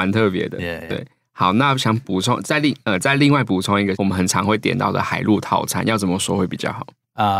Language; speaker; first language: Chinese; native; Chinese